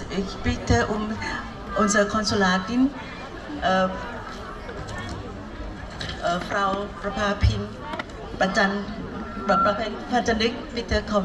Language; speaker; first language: German; non-native, fluent; Thai